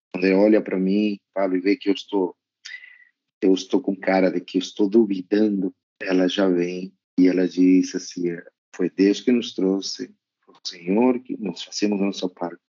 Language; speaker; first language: Portuguese; non-native, fluent; Spanish